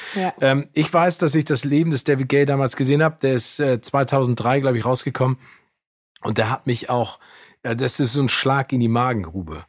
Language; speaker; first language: German; native; German